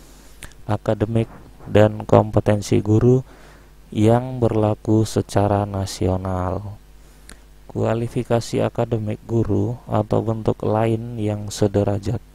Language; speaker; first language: Indonesian; native; Indonesian